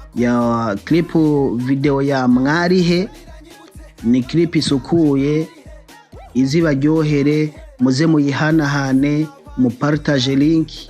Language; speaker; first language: Rundi; early bilingual, heritage; Rundi